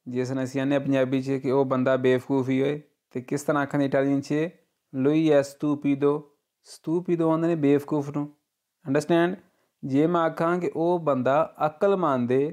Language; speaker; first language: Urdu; non-native, local second language; Punjabi